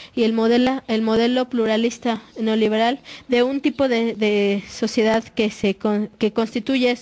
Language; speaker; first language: Spanish; non-native, fluent; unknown